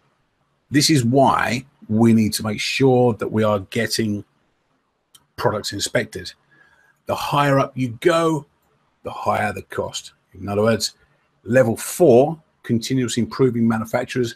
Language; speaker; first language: English; native; English